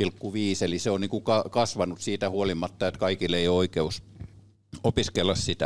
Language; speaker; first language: Finnish; native; Finnish